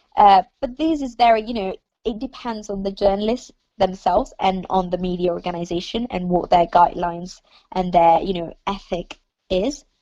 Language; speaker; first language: English; non-native, fluent; Italian